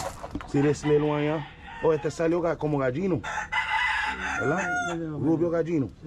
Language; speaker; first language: Spanish; non-native, fluent; English